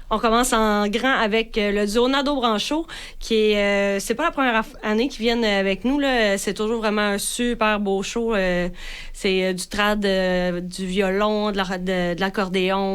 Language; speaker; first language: French; native; French